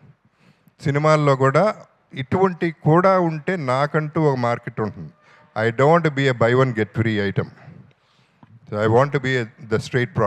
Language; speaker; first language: Telugu; native; Telugu